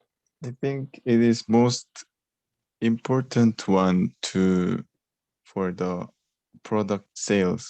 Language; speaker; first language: English; non-native, learner; Korean